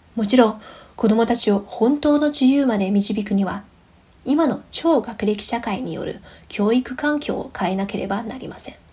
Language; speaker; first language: Japanese; non-native, fluent; Chinese